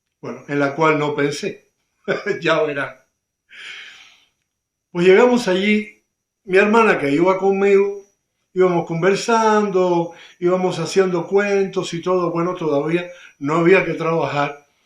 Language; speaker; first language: Spanish; native; Spanish